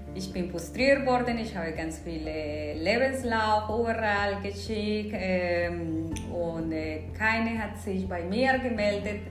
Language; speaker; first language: German; non-native, fluent; Spanish